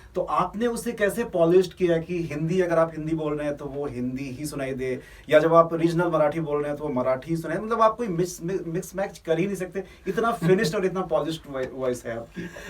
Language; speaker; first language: Hindi; native; Hindi